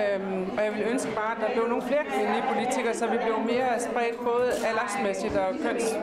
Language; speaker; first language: Danish; native; Danish